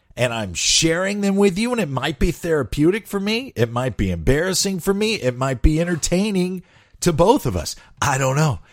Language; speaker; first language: English; native; English